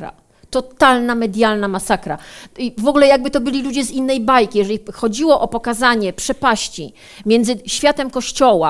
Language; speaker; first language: Polish; native; Polish